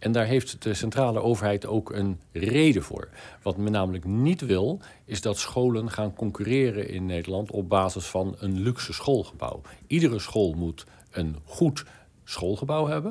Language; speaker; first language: Dutch; native; Dutch